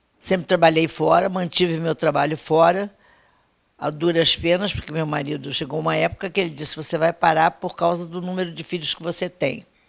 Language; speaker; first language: Portuguese; native; Portuguese